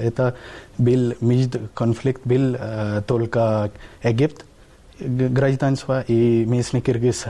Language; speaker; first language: Russian; non-native, learner; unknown